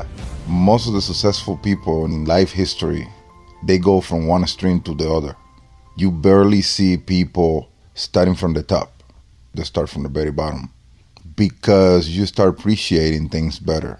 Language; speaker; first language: English; non-native, fluent; Spanish